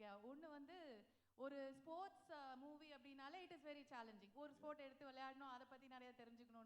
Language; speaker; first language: Tamil; native; Tamil